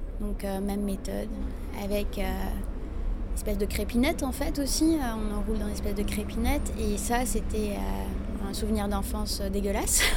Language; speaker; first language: French; non-native, local second language; Arabic